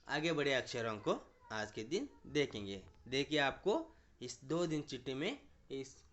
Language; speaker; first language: Hindi; non-native, local second language; Kannada